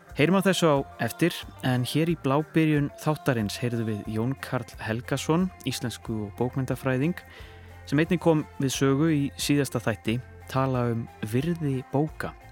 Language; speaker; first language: Icelandic; native; Icelandic